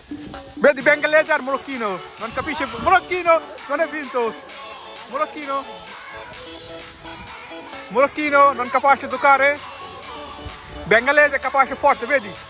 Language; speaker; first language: Italian; non-native, learner; Bangla